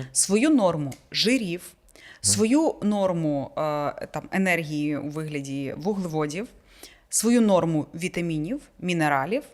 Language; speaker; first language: Ukrainian; non-native, local second language; Russian